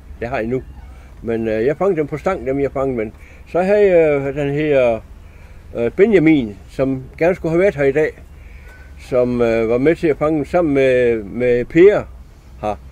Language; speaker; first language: Danish; native; Danish